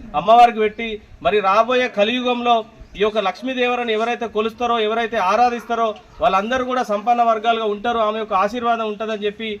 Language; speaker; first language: Telugu; native; Telugu